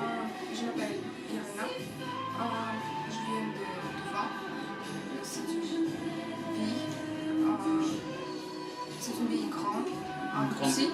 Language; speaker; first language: French; non-native, learner; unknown